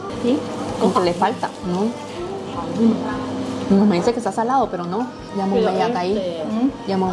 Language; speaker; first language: Spanish; native; Spanish